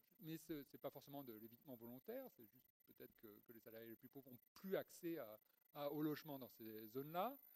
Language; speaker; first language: French; native; French